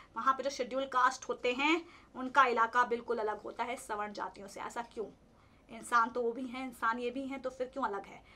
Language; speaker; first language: Hindi; native; Hindi